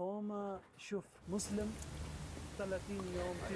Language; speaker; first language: Arabic; non-native, learner; Urdu